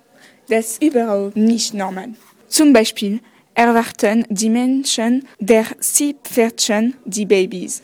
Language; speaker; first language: German; non-native, learner; French